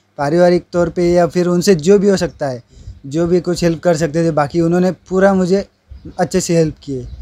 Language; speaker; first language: Hindi; non-native, local second language; Marathi